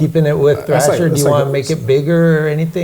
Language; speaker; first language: English; native; English